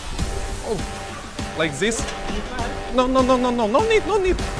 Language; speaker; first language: English; non-native, learner; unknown